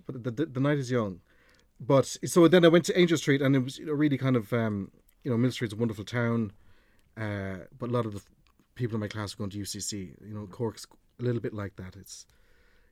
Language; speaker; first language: English; native; English